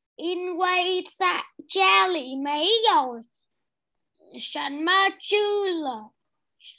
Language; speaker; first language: Chinese; non-native, learner; Vietnamese